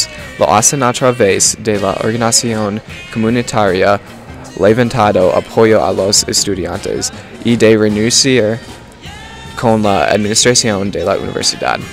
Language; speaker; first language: Spanish; non-native, learner; English